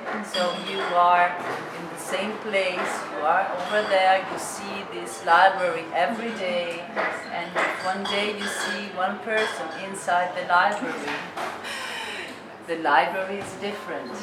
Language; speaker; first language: English; non-native, fluent; Italian